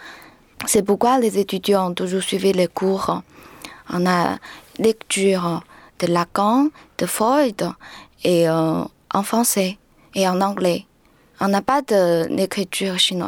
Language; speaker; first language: French; non-native, learner; Chinese